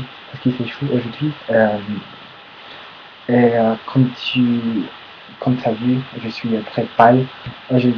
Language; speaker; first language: French; non-native, learner; English